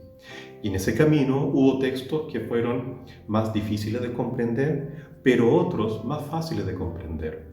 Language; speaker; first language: Spanish; native; Spanish